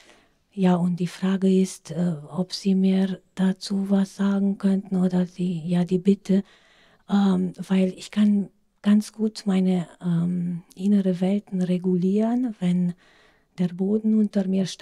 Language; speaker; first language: German; non-native, fluent; Romanian